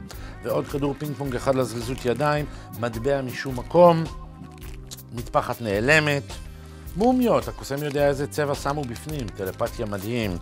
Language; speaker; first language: Hebrew; native; Hebrew